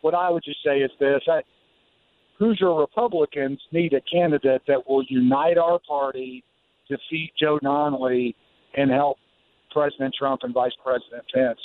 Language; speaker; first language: English; native; English